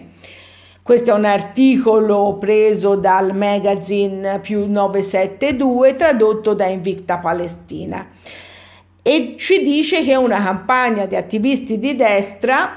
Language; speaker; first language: Italian; native; Italian